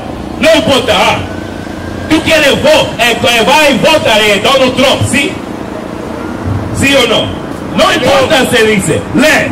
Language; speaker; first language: Spanish; non-native, learner; English